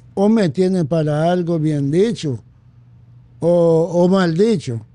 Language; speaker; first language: Spanish; early bilingual, other home language; Haitian Creole